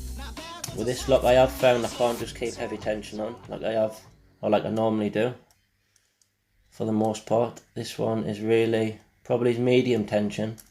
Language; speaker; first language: English; native; English